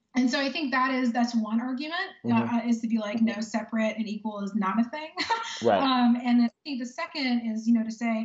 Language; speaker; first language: English; native; English